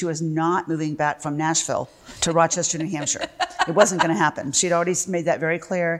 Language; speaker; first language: English; native; English